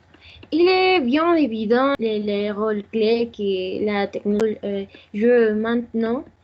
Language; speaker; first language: French; non-native, learner; Spanish